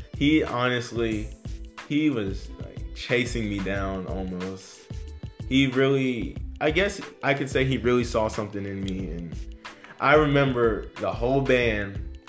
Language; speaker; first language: English; native; English